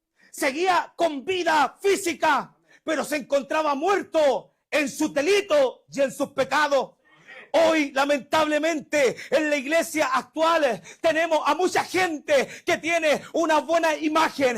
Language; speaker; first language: Spanish; native; Spanish